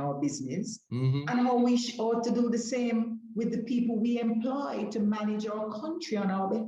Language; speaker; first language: English; native; English